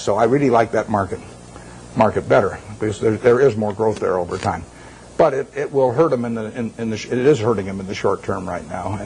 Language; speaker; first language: English; native; English